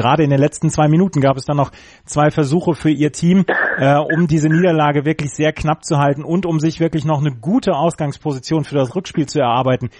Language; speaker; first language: German; native; German